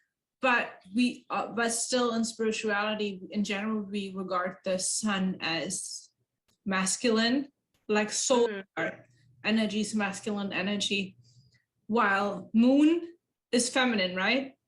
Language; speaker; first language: English; non-native, fluent; German